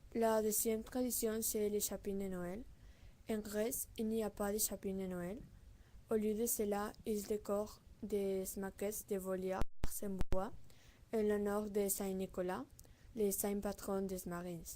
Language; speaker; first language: French; non-native, learner; Spanish